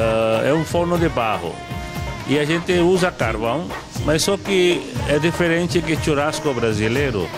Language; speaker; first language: Portuguese; non-native, fluent; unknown